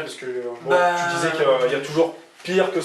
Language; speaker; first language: French; native; French